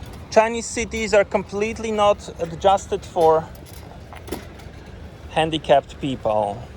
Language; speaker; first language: English; non-native, fluent; Polish